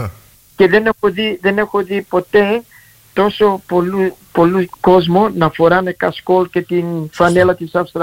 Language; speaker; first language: Greek; early bilingual, heritage; Greek